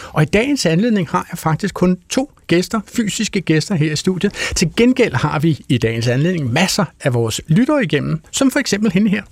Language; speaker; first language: Danish; native; Danish